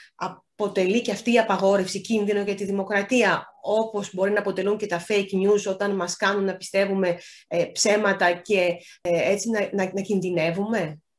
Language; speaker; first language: Greek; native; Greek